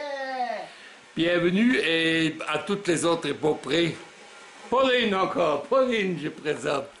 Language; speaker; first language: French; non-native, learner; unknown